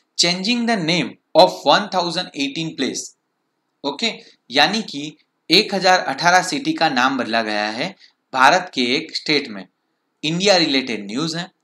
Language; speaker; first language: Hindi; non-native, local second language; Gujarati